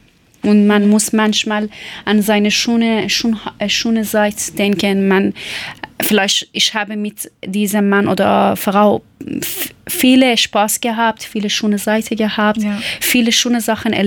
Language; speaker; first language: German; non-native, learner; Persian